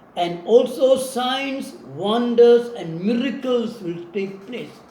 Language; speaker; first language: English; non-native, local second language; Tamil